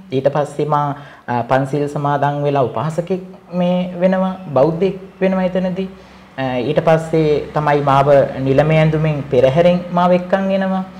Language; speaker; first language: Sinhala; non-native, local second language; Tamil